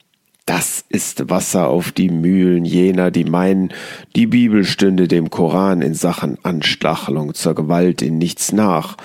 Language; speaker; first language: German; native; German